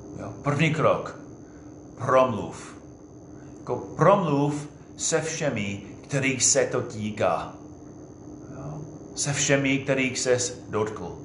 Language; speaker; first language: Czech; non-native, fluent; English